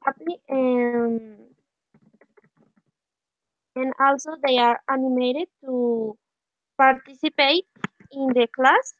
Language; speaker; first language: English; non-native, learner; Spanish